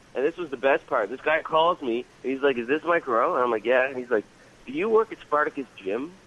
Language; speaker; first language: English; native; English